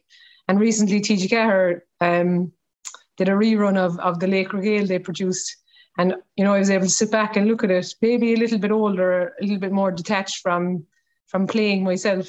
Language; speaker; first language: English; native; English